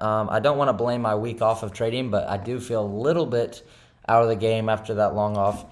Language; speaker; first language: English; native; English